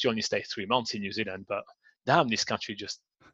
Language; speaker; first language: English; non-native, fluent; French